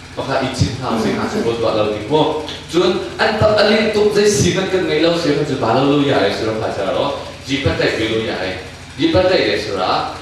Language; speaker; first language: Burmese; non-native, local second language; Hakha Chin